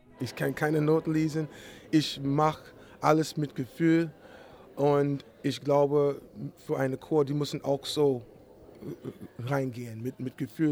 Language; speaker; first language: German; non-native, learner; English